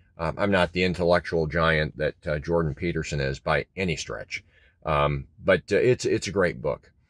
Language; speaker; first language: English; native; English